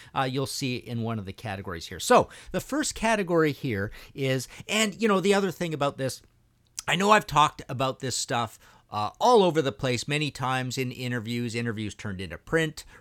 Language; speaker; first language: English; early bilingual, other home language; Russian